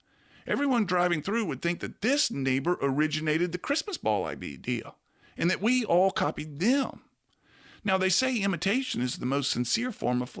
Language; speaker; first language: English; native; English